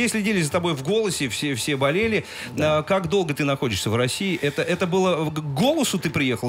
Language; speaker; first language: Russian; native; Russian